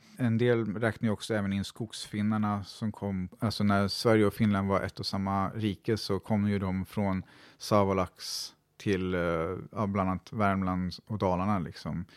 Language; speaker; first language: Swedish; native; Swedish